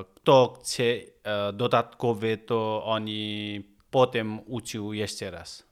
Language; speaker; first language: Polish; non-native, learner; Nepali